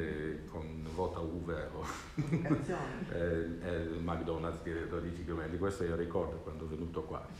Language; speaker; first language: Italian; non-native, learner; Swedish